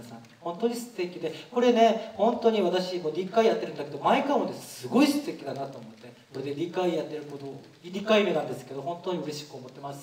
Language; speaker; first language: Japanese; non-native, fluent; Korean